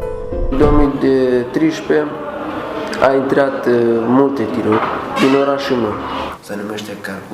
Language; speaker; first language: Romanian; non-native, learner; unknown